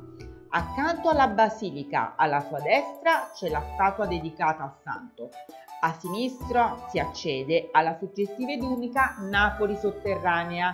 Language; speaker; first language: Italian; native; Italian